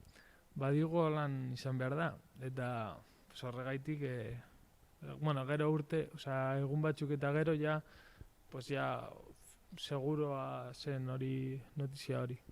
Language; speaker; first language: Basque; non-native, local second language; Spanish